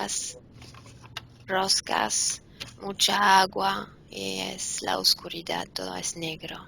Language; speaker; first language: Spanish; non-native, fluent; French